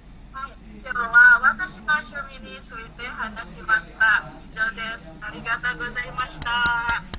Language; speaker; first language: Japanese; non-native, learner; Indonesian